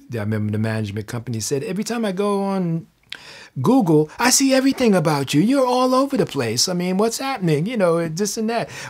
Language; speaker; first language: English; native; English